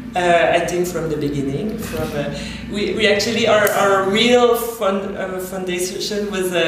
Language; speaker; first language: English; non-native, fluent; French